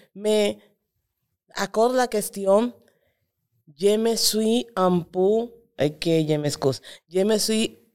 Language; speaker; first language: French; non-native, learner; Spanish